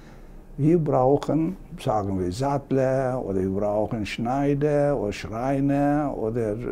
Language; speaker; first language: German; non-native, fluent; Turkish